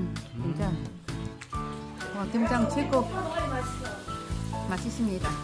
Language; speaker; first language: Korean; non-native, learner; Vietnamese